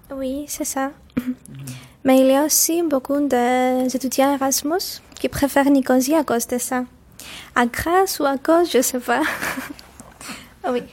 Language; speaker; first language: French; non-native, learner; Greek